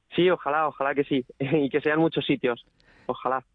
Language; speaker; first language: Spanish; native; Spanish